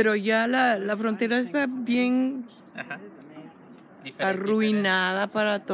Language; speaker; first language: Spanish; non-native, fluent; English